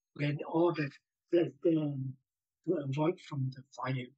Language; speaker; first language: English; non-native, local second language; Min Nan Chinese